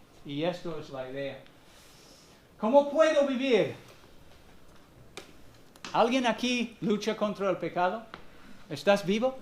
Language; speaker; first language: Spanish; non-native, fluent; English